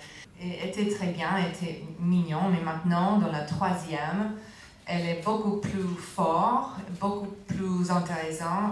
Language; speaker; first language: French; non-native, fluent; English